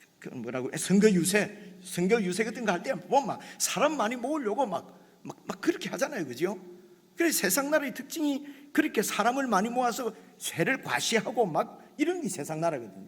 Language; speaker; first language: Korean; native; Korean